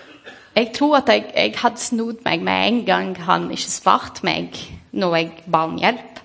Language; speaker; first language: Norwegian; non-native, fluent; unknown